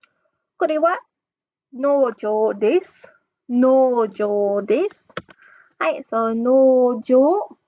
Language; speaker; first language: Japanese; non-native, fluent; English